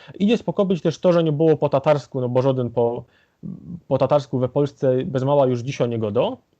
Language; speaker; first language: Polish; native; Polish